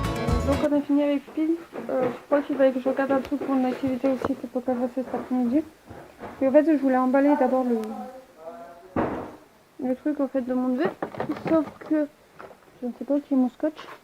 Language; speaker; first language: French; native; French